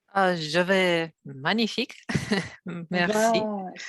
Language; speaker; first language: French; non-native, learner; Russian